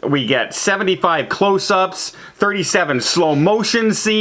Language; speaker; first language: English; native; English